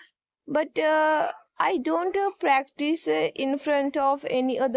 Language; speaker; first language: English; non-native, learner; Hindi